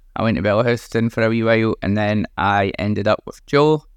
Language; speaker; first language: English; native; English